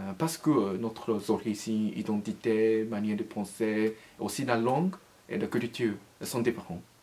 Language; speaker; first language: French; non-native, learner; Japanese